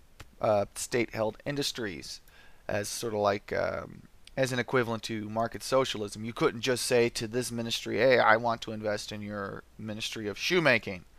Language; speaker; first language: English; native; English